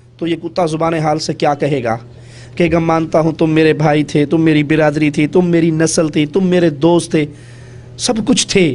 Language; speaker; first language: Urdu; native; Urdu